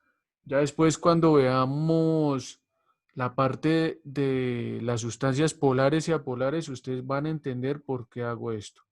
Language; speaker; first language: Spanish; native; Spanish